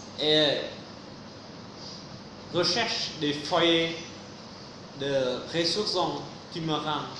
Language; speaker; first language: French; non-native, fluent; Vietnamese